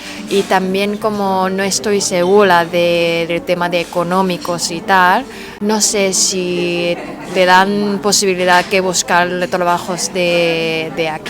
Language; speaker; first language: Spanish; non-native, learner; Japanese